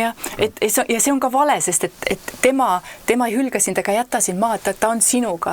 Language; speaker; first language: Estonian; native; Estonian